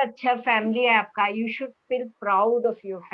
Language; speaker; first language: Hindi; native; Hindi